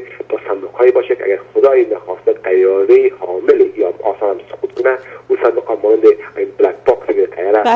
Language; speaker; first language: Persian; native; Persian